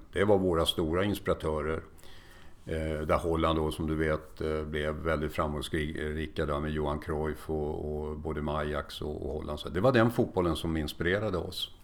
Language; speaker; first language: Swedish; native; Swedish